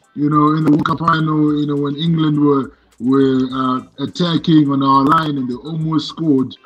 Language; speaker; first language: English; non-native, local second language; Shona